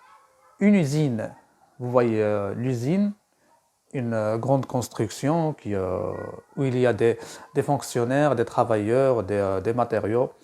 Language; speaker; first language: French; non-native, local second language; Arabic